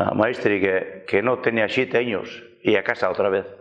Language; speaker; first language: Spanish; non-native, local second language; Basque